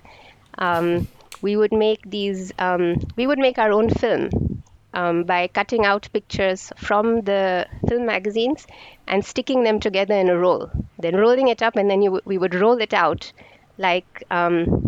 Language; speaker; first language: English; non-native, local second language; Marathi